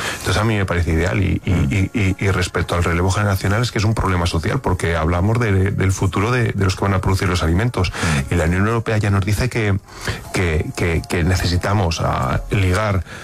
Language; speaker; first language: Spanish; native; Spanish